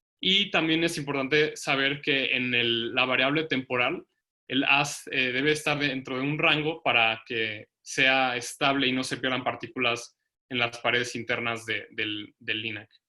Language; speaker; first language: Spanish; native; Spanish